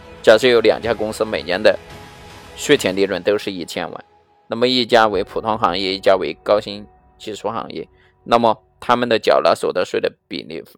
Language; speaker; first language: Chinese; native; Chinese